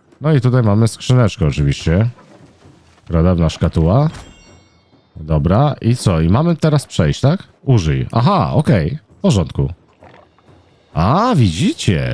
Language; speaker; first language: Polish; native; Polish